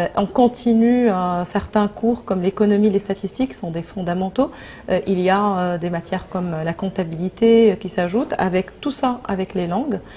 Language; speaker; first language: French; non-native, local second language; Arabic